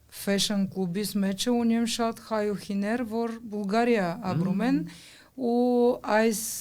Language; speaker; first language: Armenian; early bilingual, heritage; Armenian